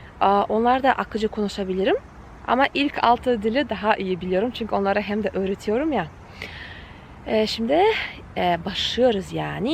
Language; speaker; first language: Turkish; non-native, fluent; Kazakh